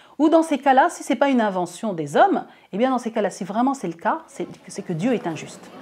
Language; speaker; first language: French; early bilingual, other home language; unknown